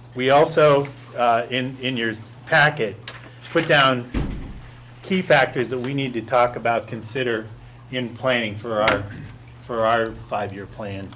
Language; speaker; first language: English; native; English